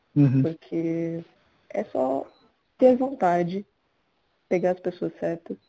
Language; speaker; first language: Portuguese; native; Portuguese